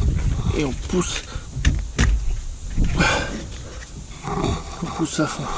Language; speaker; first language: French; native; French